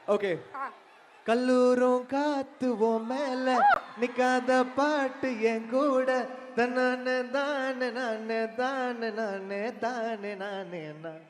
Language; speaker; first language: Tamil; native; Tamil